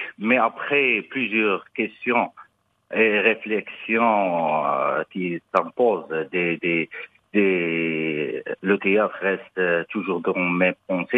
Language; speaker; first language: French; non-native, local second language; Arabic